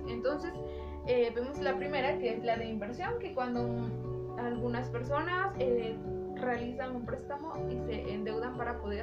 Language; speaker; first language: Spanish; native; Spanish